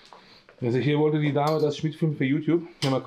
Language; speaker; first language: German; native; German